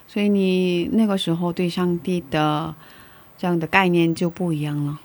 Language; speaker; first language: Chinese; native; Chinese